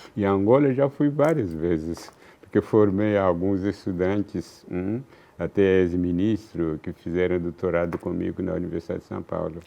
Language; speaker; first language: Portuguese; non-native, fluent; Luba-Lulua